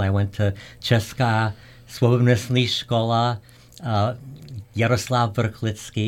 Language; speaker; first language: Czech; early bilingual, heritage; Czech